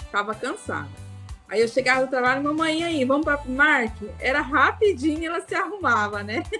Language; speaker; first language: Portuguese; native; Portuguese